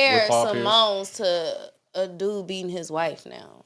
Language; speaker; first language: English; native; English